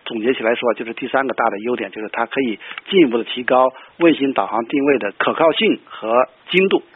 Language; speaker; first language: Chinese; native; Chinese